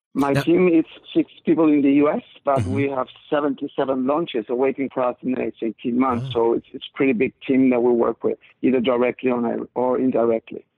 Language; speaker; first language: English; non-native, fluent; Spanish